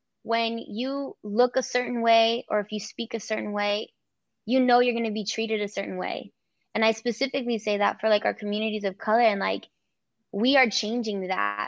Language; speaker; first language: English; early bilingual, other home language; Spanish